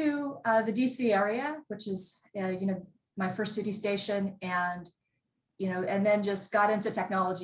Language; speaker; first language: English; native; English